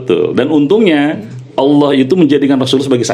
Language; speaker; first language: Indonesian; native; Indonesian